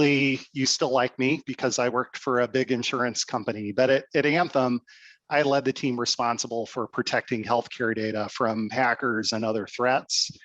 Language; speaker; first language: English; native; English